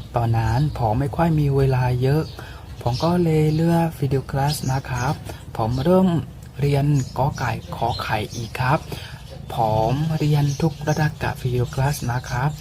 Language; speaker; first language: Thai; non-native, learner; Burmese